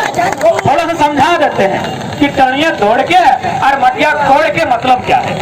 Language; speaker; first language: Hindi; native; Hindi